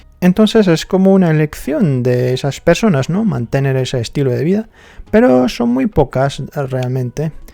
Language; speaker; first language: Spanish; non-native, fluent; Arabic